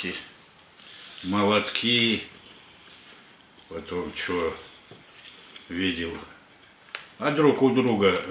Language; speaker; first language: Russian; native; Russian